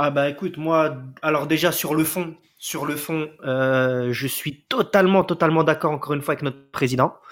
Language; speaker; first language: French; native; French